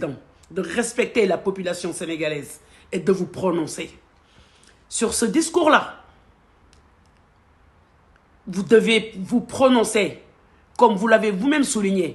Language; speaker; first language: French; non-native, local second language; Wolof